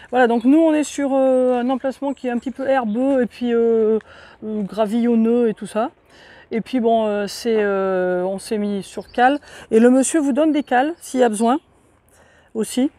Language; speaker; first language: French; native; French